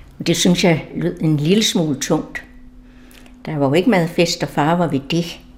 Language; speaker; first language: Danish; native; Danish